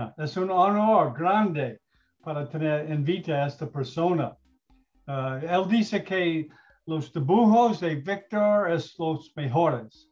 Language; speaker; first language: Spanish; non-native, learner; English